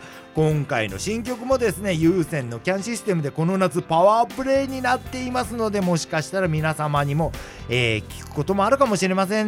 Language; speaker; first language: Japanese; native; Japanese